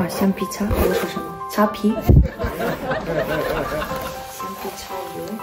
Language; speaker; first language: Chinese; non-native, learner; Ukrainian